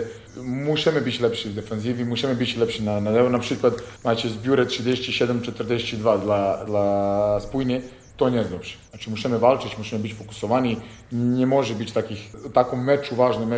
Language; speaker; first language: Polish; non-native, fluent; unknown